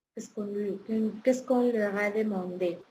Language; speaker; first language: French; non-native, fluent; Spanish